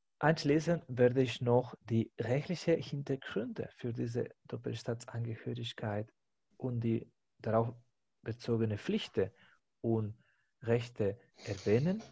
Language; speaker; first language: German; non-native, fluent; Spanish